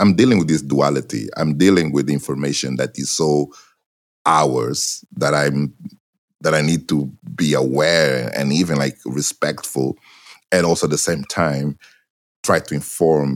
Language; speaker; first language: English; non-native, fluent; Portuguese